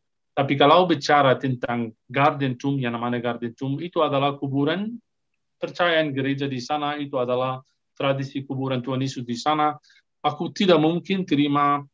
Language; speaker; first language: Indonesian; non-native, fluent; Arabic